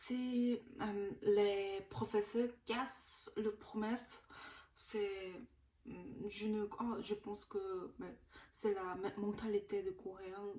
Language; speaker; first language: French; non-native, learner; Korean